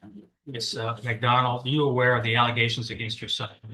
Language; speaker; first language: English; native; English